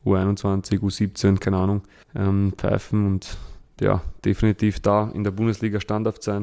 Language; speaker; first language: German; early bilingual, other home language; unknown